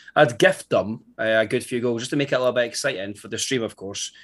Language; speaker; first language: English; native; English